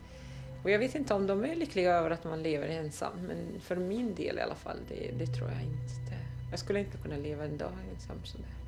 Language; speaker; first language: Swedish; non-native, fluent; Arabic